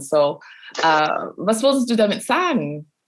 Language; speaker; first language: German; non-native, fluent; English